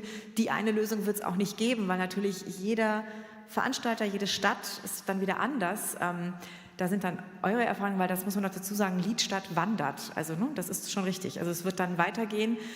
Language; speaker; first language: German; native; German